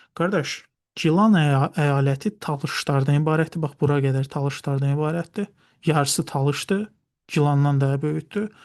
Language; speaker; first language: Azerbaijani; non-native, local second language; Talysh